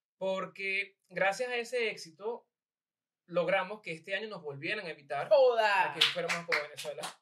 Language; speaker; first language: Spanish; native; Spanish